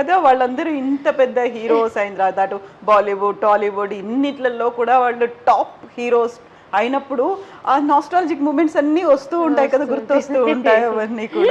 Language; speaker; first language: Telugu; native; Telugu